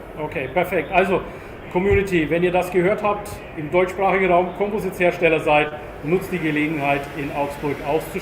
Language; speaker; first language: German; non-native, fluent; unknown